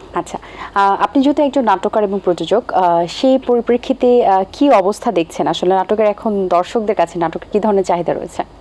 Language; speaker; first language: Bangla; native; Bangla